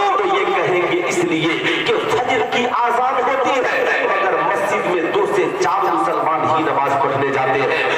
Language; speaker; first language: Urdu; native; Urdu